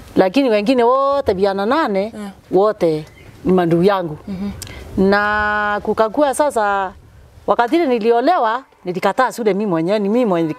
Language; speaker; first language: Swahili; non-native, local second language; Meru